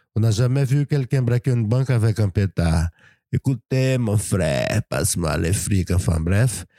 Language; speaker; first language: French; non-native, fluent; Portuguese